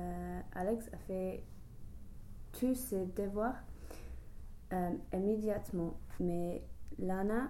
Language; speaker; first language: French; non-native, learner; English